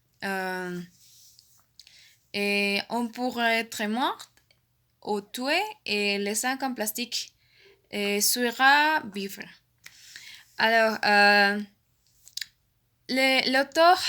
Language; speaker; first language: French; non-native, learner; Spanish